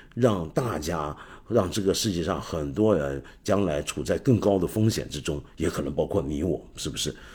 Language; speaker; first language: Chinese; non-native, fluent; Cantonese